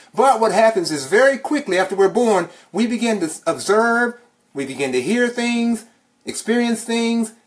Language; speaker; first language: English; native; English